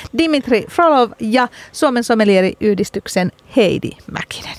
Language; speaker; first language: Finnish; native; Finnish